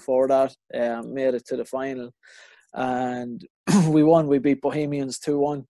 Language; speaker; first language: English; native; English